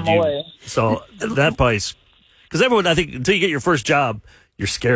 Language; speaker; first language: English; native; English